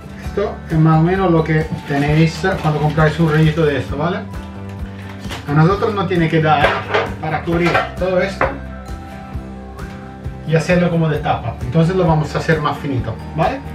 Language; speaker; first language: Spanish; non-native, fluent; Italian